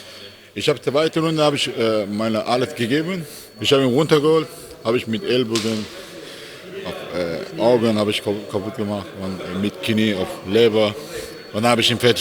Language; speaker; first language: German; non-native, learner; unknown